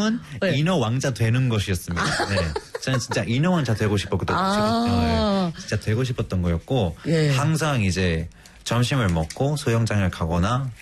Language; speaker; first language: Korean; non-native, fluent; Spanish